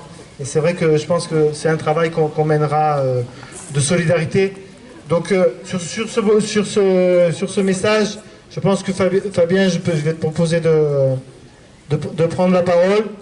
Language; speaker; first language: French; native; French